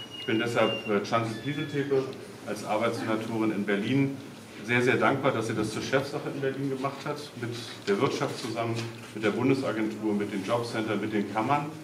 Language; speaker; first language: German; native; German